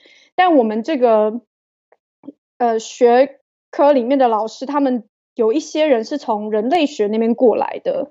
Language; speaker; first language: Chinese; native; Chinese